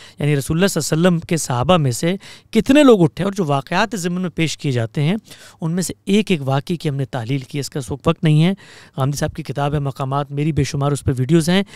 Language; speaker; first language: Urdu; native; Urdu